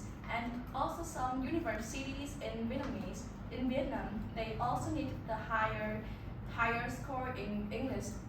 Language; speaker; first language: English; non-native, learner; Vietnamese